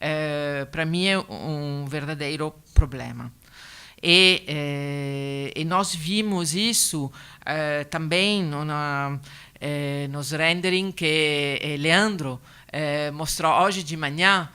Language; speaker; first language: Portuguese; non-native, learner; Italian